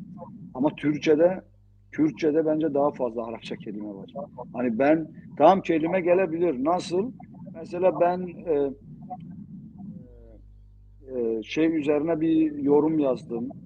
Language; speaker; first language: Turkish; non-native, local second language; Zaza